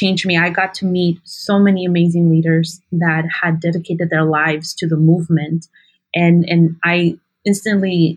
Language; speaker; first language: English; early bilingual, other home language; Spanish